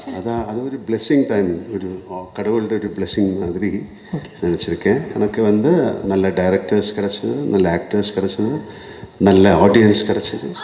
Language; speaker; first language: Tamil; non-native, learner; Malayalam